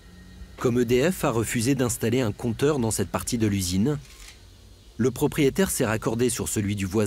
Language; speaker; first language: French; native; French